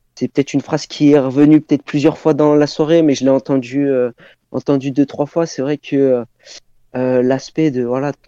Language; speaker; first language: French; native; French